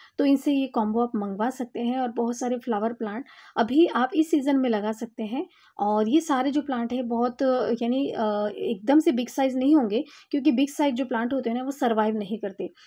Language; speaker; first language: Hindi; non-native, local second language; Marathi